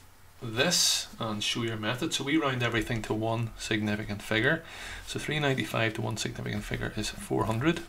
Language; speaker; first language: English; native; English